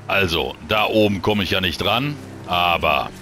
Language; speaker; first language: German; native; German